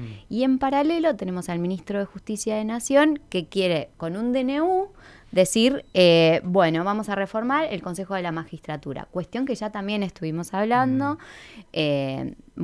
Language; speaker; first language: Spanish; native; Spanish